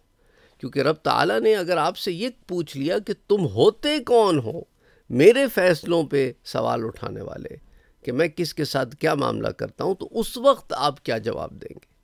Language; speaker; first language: Urdu; native; Urdu